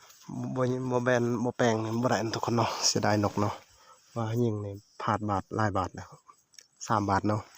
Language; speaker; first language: Thai; non-native, local second language; Northeastern Thai